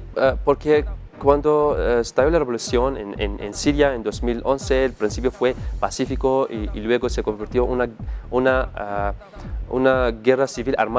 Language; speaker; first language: Spanish; non-native, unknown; Arabic